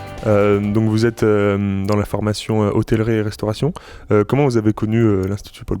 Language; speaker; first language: French; native; French